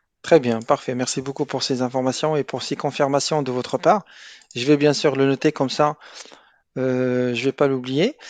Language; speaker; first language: French; non-native, local second language; Arabic